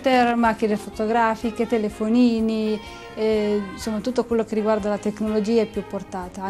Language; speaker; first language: Italian; native; Italian